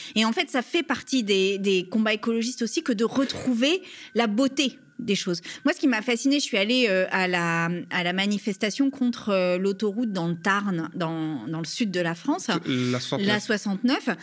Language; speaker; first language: French; native; French